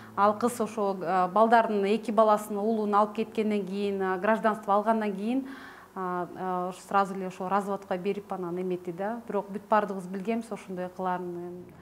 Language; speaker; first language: Kyrgyz; native; Kyrgyz